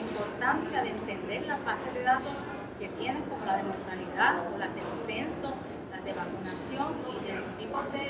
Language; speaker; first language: Spanish; native; Spanish